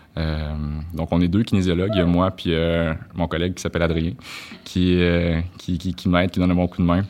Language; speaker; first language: French; native; French